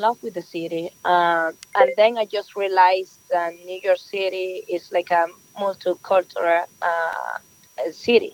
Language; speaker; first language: English; non-native, learner; Spanish